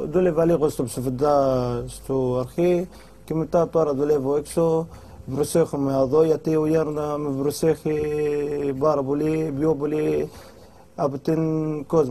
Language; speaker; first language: Greek; non-native, learner; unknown